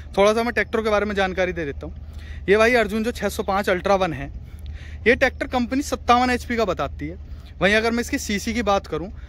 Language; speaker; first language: Hindi; native; Hindi